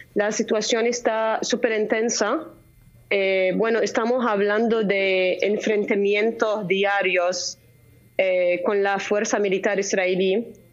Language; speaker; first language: Spanish; non-native, fluent; Arabic